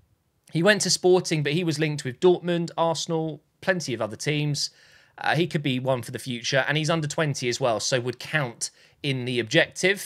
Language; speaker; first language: English; native; English